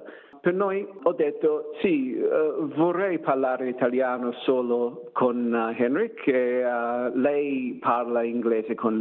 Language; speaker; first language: Italian; non-native, learner; English